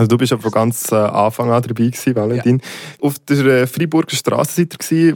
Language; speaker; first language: German; native; German